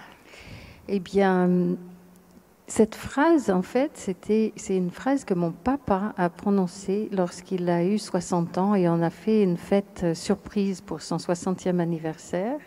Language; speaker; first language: French; non-native, fluent; English